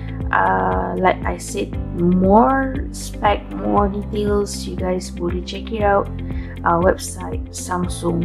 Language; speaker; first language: English; non-native, local second language; Malay